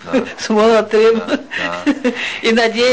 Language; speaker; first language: Russian; non-native, local second language; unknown